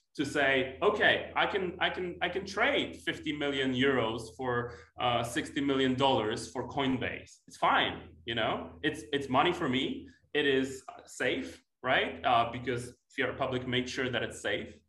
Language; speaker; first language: English; non-native, fluent; Polish